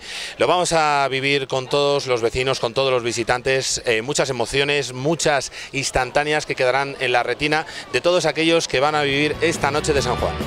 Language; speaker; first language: Spanish; native; Spanish